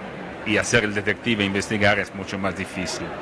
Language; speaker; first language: Spanish; non-native, fluent; Italian